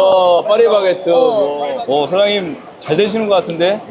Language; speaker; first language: Korean; native; Korean